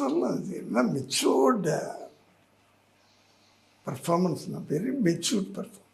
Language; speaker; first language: Telugu; non-native, learner; Tamil